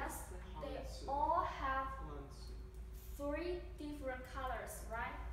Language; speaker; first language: English; non-native, fluent; Chinese